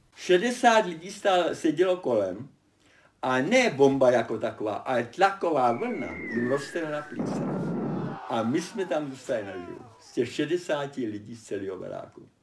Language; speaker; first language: Czech; early bilingual, other home language; German